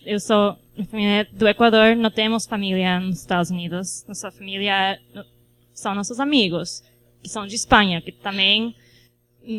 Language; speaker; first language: Portuguese; non-native, fluent; Spanish